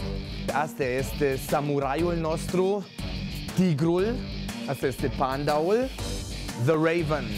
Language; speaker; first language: Romanian; non-native, local second language; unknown